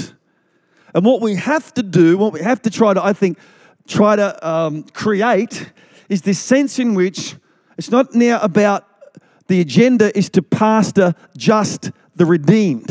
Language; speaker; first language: English; native; English